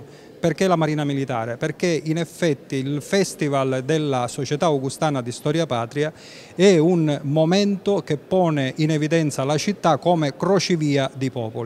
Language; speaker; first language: Italian; native; Italian